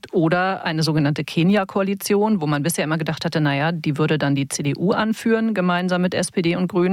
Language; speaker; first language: German; native; German